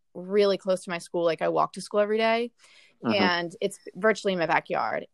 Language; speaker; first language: English; native; English